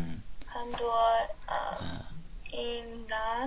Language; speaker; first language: Chinese; non-native, learner; English